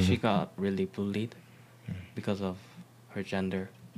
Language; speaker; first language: English; non-native, fluent; Korean